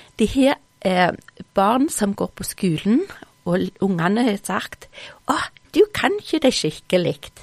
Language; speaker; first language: Norwegian; native; Norwegian